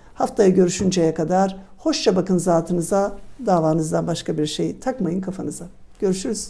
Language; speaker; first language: Turkish; native; Turkish